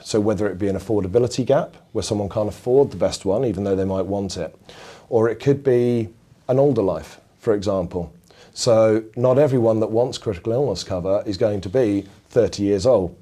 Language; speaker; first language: English; native; English